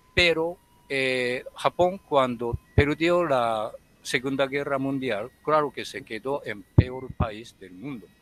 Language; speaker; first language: Spanish; non-native, fluent; Japanese